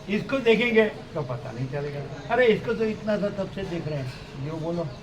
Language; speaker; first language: Hindi; non-native, local second language; Gujarati